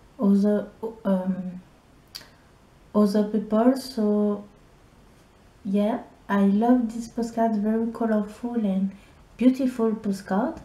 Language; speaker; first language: English; non-native, learner; French